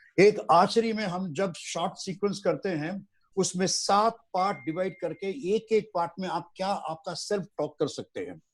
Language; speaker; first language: Hindi; non-native, local second language; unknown